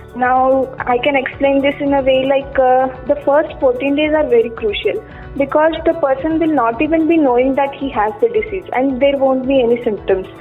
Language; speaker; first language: English; non-native, local second language; Kannada